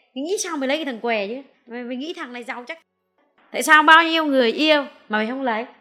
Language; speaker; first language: Vietnamese; native; Vietnamese